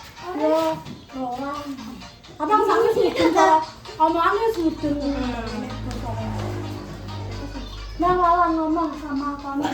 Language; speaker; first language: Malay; non-native, local second language; Javanese